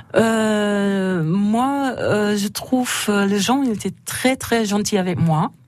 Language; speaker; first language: French; non-native, fluent; German